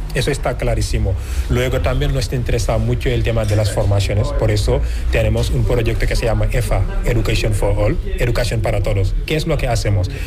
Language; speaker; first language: Spanish; non-native, fluent; Wolof